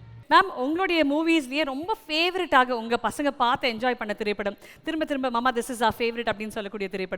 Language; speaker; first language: Tamil; native; Tamil